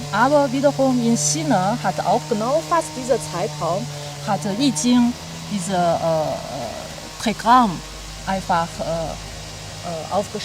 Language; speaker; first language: German; non-native, fluent; Chinese